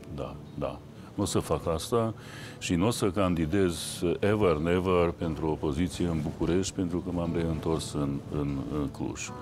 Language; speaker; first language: Romanian; non-native, local second language; Hungarian